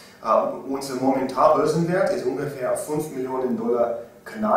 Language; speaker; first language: German; non-native, learner; English